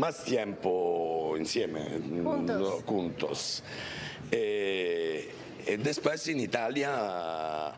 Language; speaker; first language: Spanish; non-native, learner; Italian